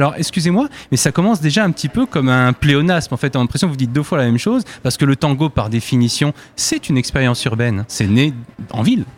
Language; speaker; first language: French; native; French